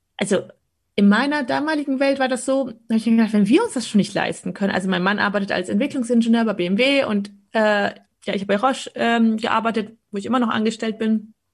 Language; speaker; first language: German; early bilingual, other home language; Polish